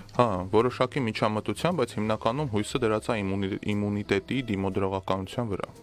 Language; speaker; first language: Armenian; native; Armenian